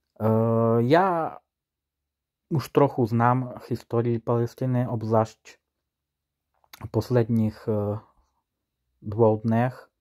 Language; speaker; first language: Czech; non-native, fluent; Ukrainian